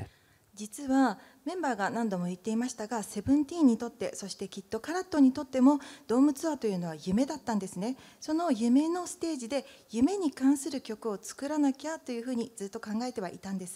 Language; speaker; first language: Japanese; native; Japanese